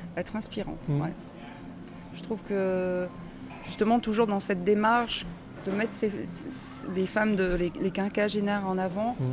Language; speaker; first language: French; native; French